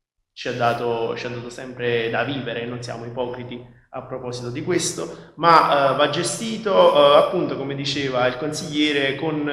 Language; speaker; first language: Italian; native; Italian